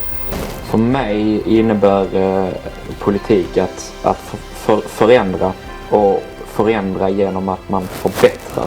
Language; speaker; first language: Swedish; native; Swedish